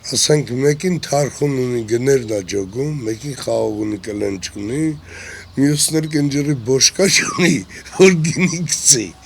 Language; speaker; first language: Armenian; native; Armenian